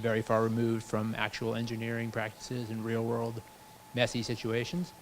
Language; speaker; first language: English; native; English